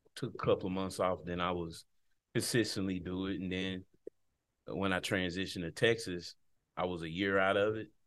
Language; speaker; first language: English; native; English